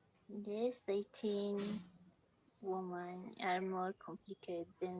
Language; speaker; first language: English; non-native, learner; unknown